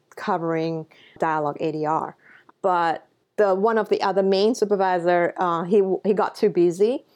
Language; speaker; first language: English; non-native, local second language; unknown